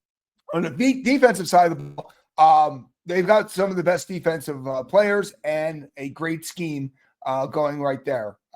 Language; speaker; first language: English; native; English